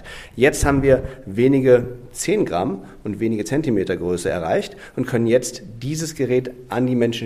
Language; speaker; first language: German; native; German